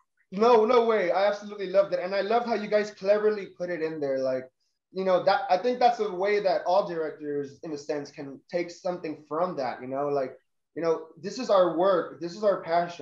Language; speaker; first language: English; early bilingual, other home language; Spanish